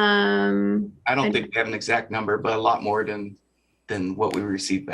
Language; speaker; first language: English; native; English